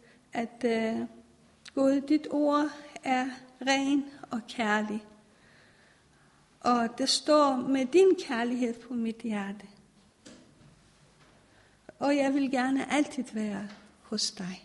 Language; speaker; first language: Danish; non-native, fluent; Persian